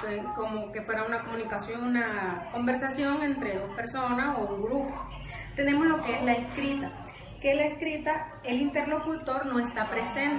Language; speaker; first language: Spanish; native; Spanish